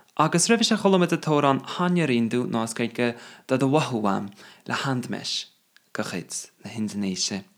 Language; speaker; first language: Irish; non-native, fluent; English